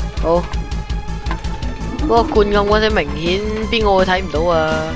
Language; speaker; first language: Chinese; native; Chinese